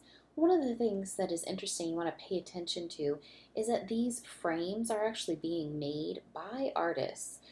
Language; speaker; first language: English; native; English